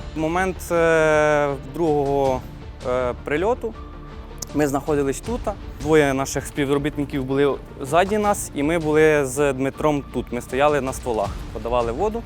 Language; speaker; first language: Ukrainian; native; Ukrainian